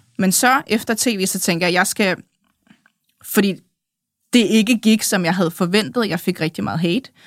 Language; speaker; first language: Danish; early bilingual, other home language; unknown